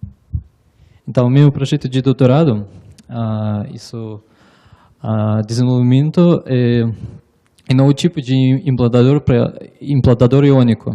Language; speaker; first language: Portuguese; non-native, learner; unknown